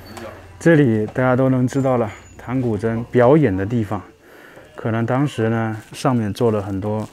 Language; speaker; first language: Chinese; native; Chinese